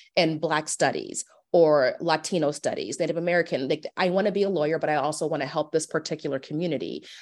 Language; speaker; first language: English; native; English